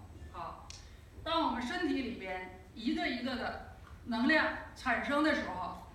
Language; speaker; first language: Chinese; native; Chinese